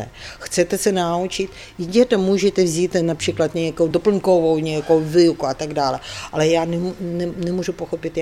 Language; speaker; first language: Czech; non-native, fluent; Ukrainian